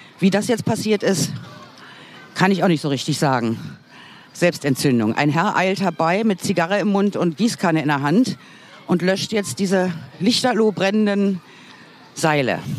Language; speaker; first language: German; native; German